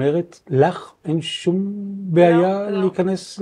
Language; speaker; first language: Hebrew; native; Hebrew